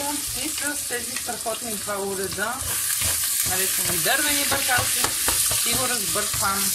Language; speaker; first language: Bulgarian; native; Bulgarian